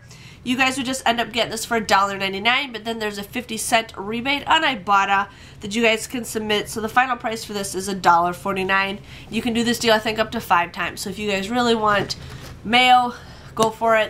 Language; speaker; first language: English; native; English